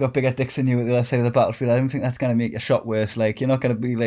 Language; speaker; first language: English; native; English